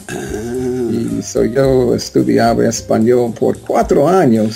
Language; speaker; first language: Spanish; non-native, learner; English